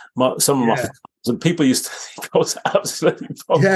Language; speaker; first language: English; native; English